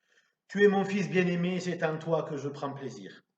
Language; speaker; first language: French; native; French